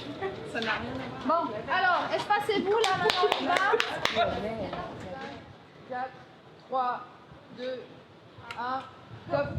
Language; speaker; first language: French; native; French